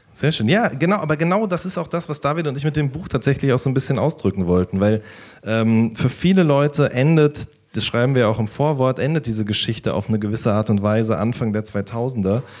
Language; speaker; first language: German; native; German